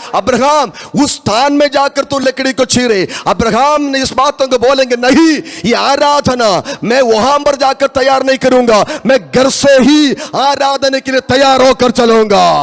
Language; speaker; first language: Hindi; non-native, local second language; Malayalam